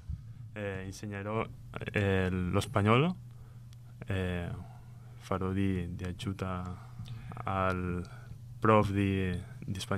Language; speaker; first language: Italian; non-native, learner; Spanish